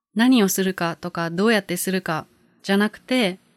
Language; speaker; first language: Japanese; native; Japanese